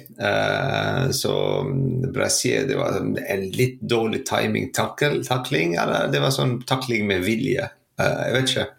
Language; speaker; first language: Norwegian; non-native, fluent; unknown